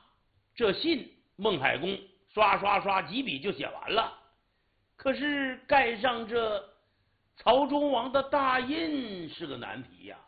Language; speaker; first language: Chinese; native; Chinese